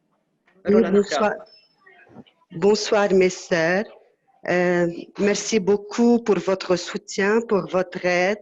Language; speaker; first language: French; non-native, local second language; Arabic